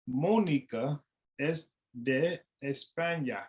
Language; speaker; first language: Spanish; non-native, learner; English